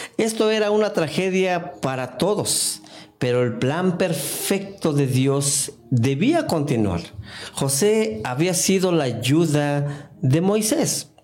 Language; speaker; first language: Spanish; non-native, fluent; English